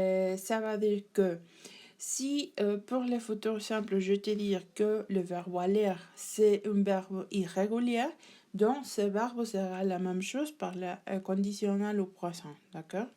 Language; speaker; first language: French; non-native, learner; Spanish